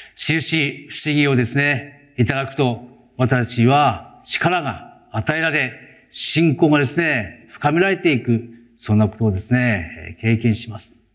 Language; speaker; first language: Japanese; native; Japanese